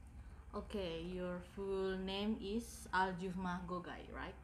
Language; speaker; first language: English; non-native, learner; Indonesian